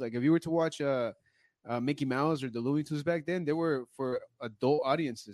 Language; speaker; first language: English; early bilingual, other home language; Spanish